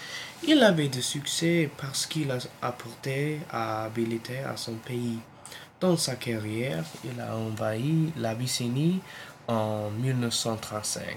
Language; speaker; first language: French; non-native, learner; English